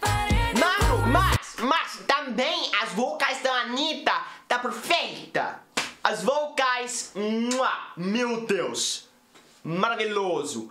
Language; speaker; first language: Portuguese; non-native, learner; English